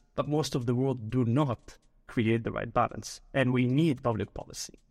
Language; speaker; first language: English; early bilingual, other home language; Arabic